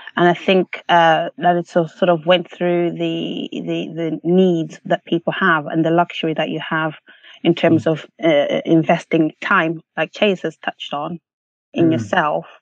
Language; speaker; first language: English; non-native, local second language; Nyanja